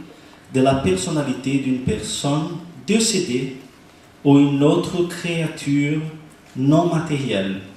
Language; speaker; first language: French; non-native, learner; Portuguese